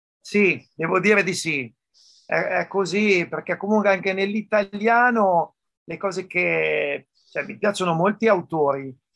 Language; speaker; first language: Italian; native; Italian